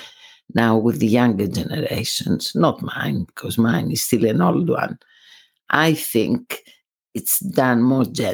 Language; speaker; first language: English; non-native, fluent; Greek